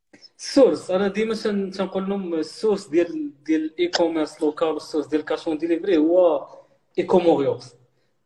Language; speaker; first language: Arabic; native; Arabic